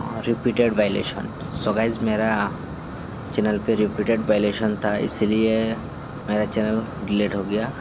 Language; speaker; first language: Hindi; non-native, local second language; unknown